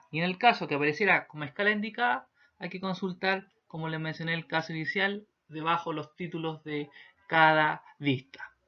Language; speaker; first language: Spanish; native; Spanish